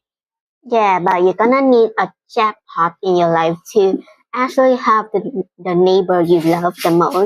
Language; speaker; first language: English; non-native, fluent; Vietnamese